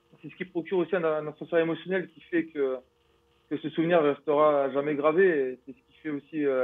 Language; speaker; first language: French; native; French